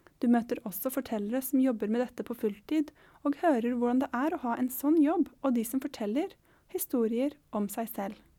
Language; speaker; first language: Norwegian; native; Norwegian